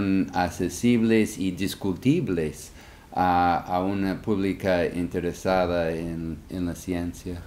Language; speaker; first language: Spanish; non-native, fluent; English